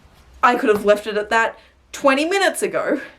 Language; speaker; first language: English; native; English